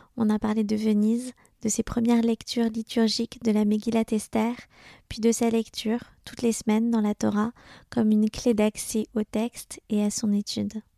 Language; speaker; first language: French; native; French